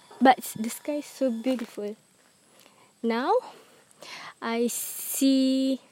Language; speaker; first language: English; non-native, learner; Malay